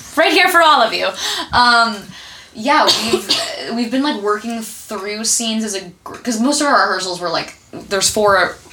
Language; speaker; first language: English; native; English